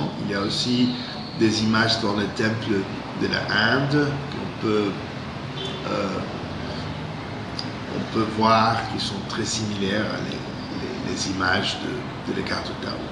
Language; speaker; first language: French; non-native, fluent; English